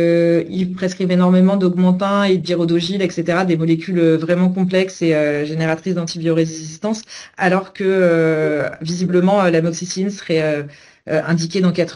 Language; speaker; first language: French; native; French